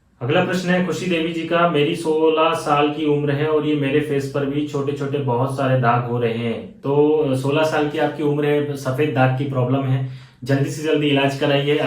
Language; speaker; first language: Hindi; native; Hindi